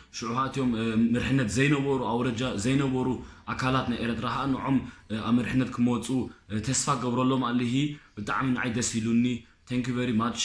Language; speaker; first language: Tigrinya; early bilingual, heritage; Tigrinya